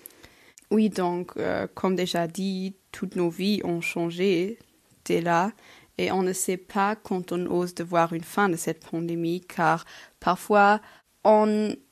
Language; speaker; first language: French; non-native, local second language; Luxembourgish